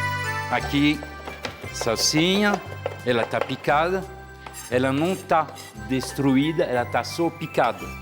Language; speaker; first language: Portuguese; non-native, fluent; French